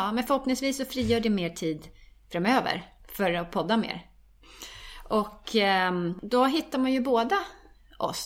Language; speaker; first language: Swedish; native; Swedish